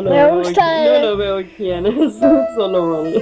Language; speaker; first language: Spanish; non-native, learner; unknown